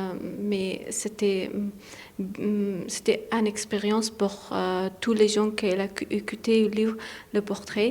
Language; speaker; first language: French; non-native, learner; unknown